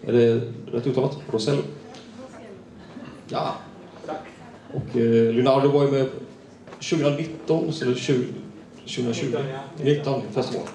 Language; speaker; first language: Swedish; native; Swedish